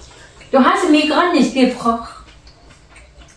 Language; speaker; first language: German; non-native, learner; Vietnamese